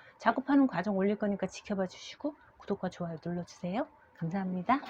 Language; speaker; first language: Korean; native; Korean